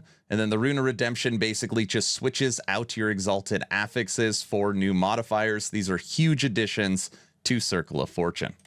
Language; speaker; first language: English; native; English